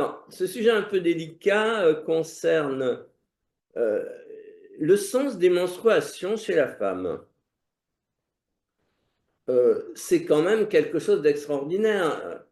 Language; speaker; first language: French; native; French